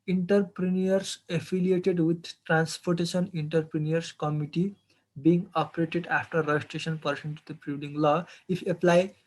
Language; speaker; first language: English; non-native, local second language; Nepali